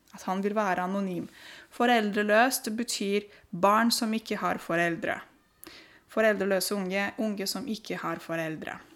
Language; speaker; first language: Norwegian; non-native, fluent; Romanian